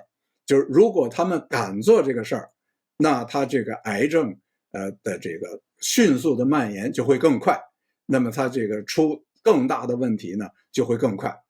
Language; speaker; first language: Chinese; native; Chinese